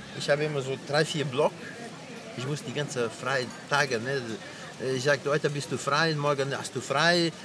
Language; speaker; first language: German; non-native, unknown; Portuguese